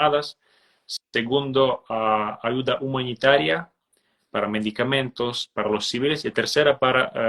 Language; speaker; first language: Spanish; non-native, fluent; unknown